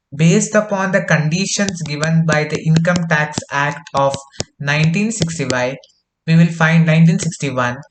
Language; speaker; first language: English; non-native, local second language; Kannada